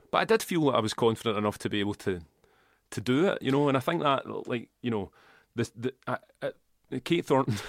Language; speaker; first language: English; native; English